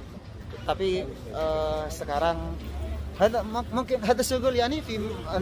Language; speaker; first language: Arabic; non-native, learner; Indonesian